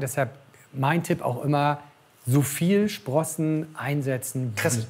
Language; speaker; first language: German; native; German